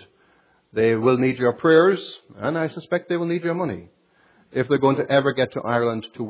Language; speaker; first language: English; native; English